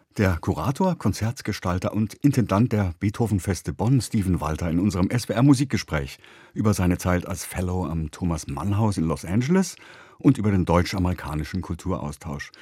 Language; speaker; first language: German; native; German